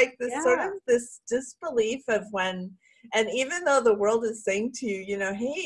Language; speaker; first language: English; native; English